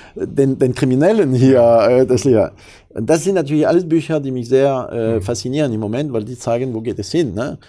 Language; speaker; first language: German; non-native, fluent; French